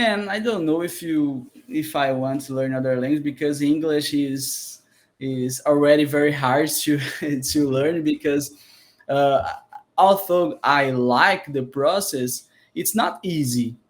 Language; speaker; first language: English; non-native, learner; Portuguese